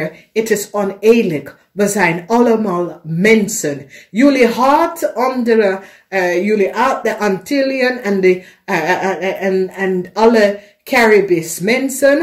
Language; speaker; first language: Dutch; non-native, fluent; English